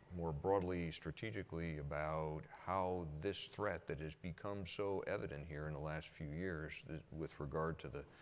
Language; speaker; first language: English; native; English